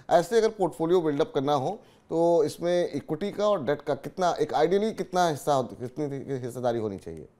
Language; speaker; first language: Hindi; native; Hindi